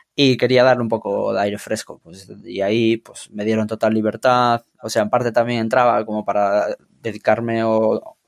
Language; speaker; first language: Spanish; native; Spanish